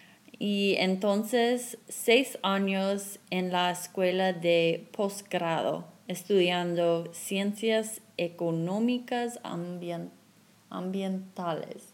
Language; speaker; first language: Spanish; non-native, fluent; English